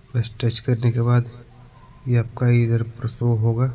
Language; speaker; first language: Hindi; native; Hindi